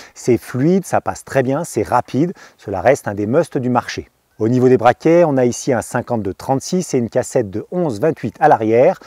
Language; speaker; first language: French; native; French